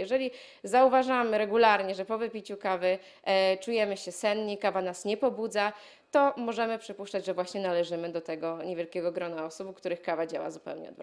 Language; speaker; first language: Polish; native; Polish